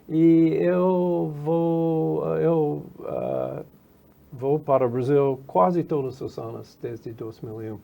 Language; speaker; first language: Portuguese; non-native, fluent; English